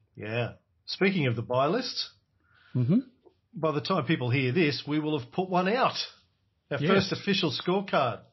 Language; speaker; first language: English; native; English